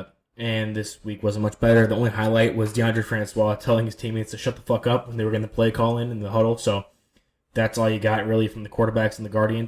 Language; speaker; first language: English; native; English